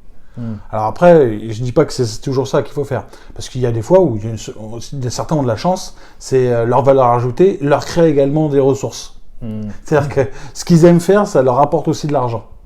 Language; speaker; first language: French; native; French